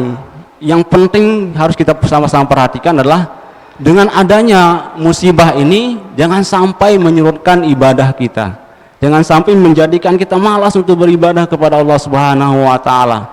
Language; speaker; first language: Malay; non-native, local second language; Sasak